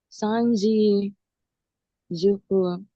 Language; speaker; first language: Japanese; non-native, learner; Filipino